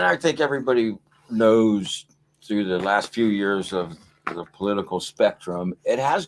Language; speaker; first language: English; native; English